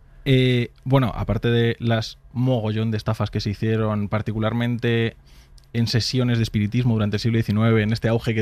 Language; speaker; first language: Spanish; native; Spanish